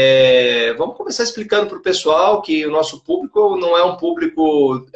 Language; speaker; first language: Portuguese; native; Portuguese